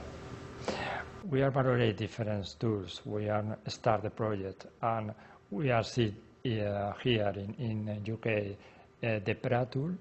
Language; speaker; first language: English; non-native, learner; Spanish